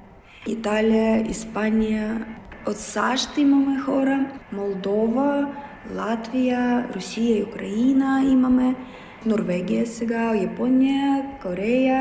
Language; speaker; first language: Bulgarian; non-native, learner; Russian